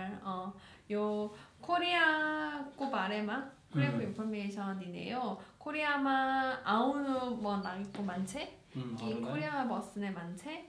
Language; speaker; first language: Nepali; non-native, learner; Korean